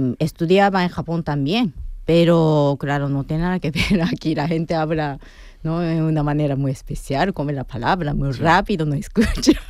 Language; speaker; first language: Spanish; non-native, fluent; Japanese